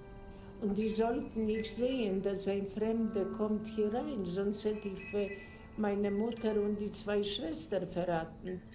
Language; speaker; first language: German; non-native, fluent; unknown